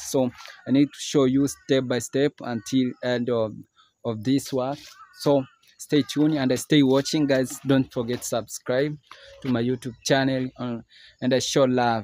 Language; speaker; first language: English; non-native, learner; Swahili